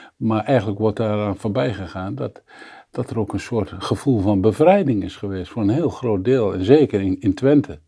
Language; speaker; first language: Dutch; native; Dutch